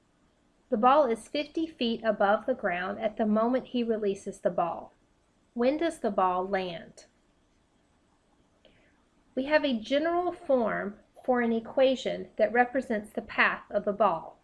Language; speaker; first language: English; native; English